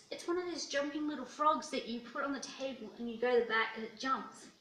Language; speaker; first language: English; native; English